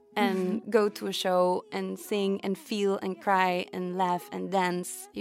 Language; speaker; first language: English; non-native, fluent; Spanish